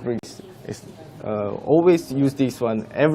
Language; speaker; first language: English; non-native, fluent; Korean